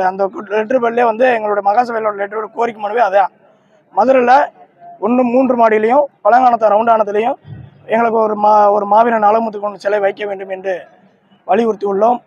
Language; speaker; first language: Tamil; native; Tamil